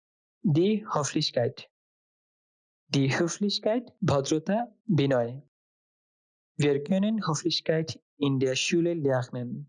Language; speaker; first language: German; non-native, fluent; Bangla